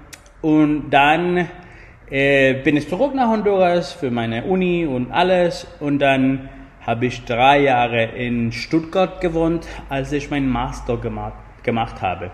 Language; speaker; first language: German; non-native, fluent; Spanish